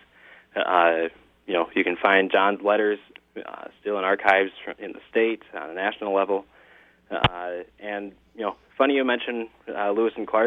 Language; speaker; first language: English; native; English